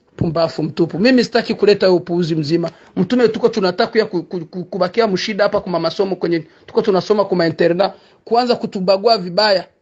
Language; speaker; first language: Swahili; non-native, local second language; Kinyarwanda